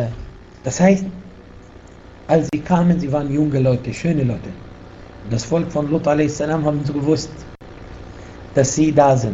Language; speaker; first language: German; non-native, fluent; Arabic